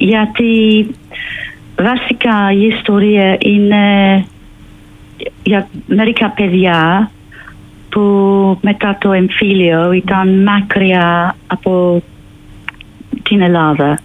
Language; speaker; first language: Greek; non-native, fluent; English